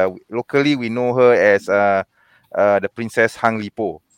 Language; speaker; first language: English; non-native, local second language; Malay